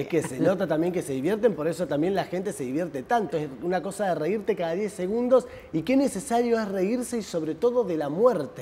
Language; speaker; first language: Spanish; native; Spanish